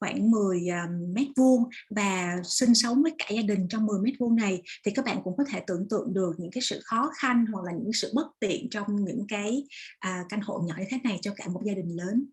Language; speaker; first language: Vietnamese; native; Vietnamese